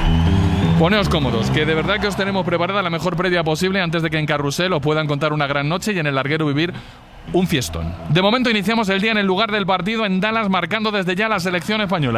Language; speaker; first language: Spanish; native; Spanish